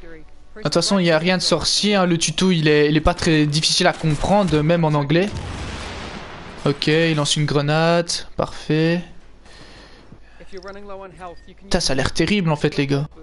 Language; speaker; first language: French; native; French